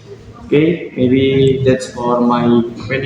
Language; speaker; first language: English; non-native, learner; Indonesian